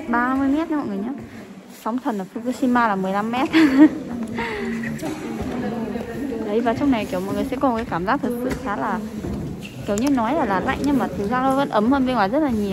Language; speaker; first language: Vietnamese; native; Vietnamese